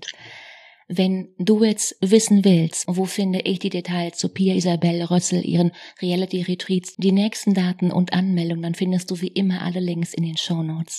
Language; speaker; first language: German; native; German